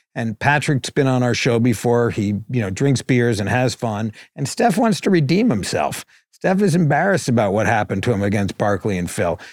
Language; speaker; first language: English; native; English